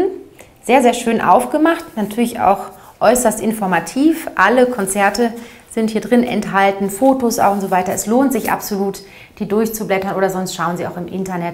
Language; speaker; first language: German; native; German